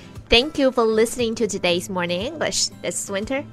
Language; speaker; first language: English; non-native, fluent; Chinese